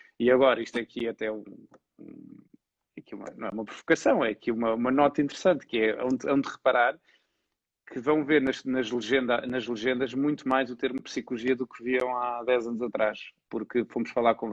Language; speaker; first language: Portuguese; native; Portuguese